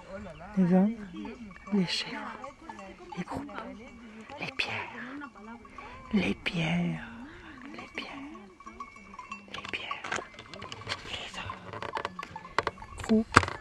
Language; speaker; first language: French; non-native, fluent; Portuguese